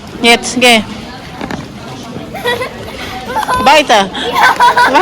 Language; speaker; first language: German; non-native, learner; Cebuano